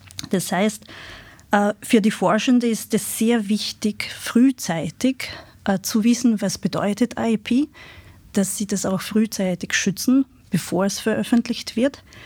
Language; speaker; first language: German; non-native, fluent; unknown